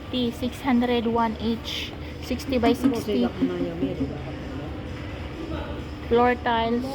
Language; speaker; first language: English; non-native, learner; Filipino